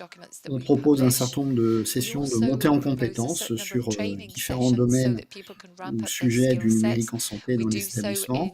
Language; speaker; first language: French; native; French